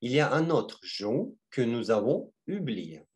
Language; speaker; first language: French; non-native, fluent; Russian